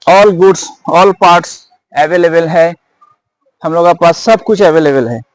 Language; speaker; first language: Hindi; non-native, local second language; Bangla